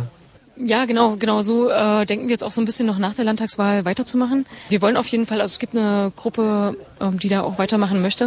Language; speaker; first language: German; native; German